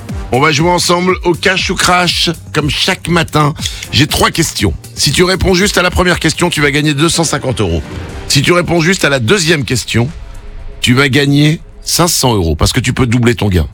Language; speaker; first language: French; native; French